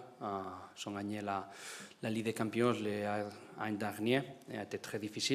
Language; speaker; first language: French; non-native, learner; Spanish